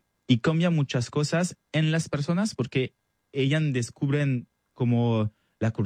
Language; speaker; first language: Spanish; non-native, learner; French